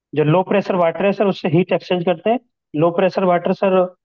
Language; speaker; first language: Hindi; native; Hindi